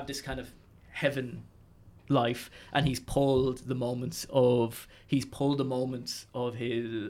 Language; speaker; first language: English; native; English